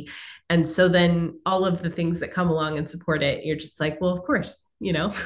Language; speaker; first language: English; native; English